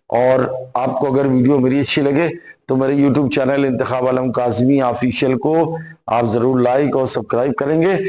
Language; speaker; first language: Urdu; native; Urdu